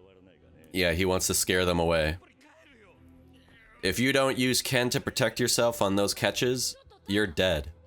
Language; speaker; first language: English; native; English